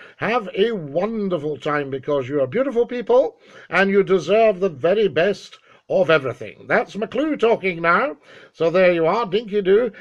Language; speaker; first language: English; native; English